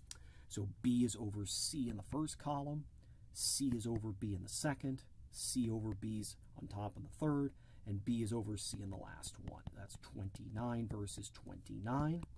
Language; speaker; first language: English; native; English